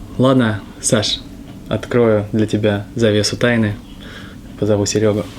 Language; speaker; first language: Russian; native; Russian